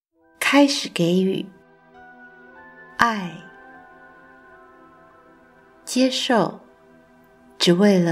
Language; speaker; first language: Chinese; native; Chinese